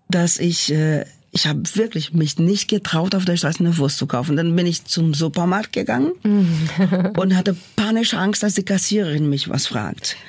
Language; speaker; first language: German; non-native, fluent; Portuguese